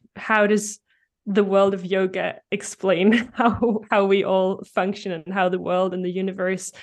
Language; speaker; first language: English; non-native, fluent; Danish